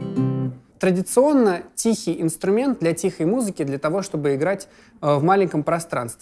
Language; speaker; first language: Russian; native; Russian